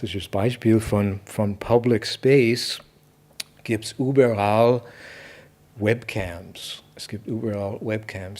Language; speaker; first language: German; non-native, fluent; English